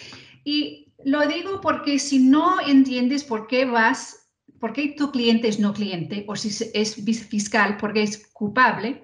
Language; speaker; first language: Spanish; non-native, fluent; English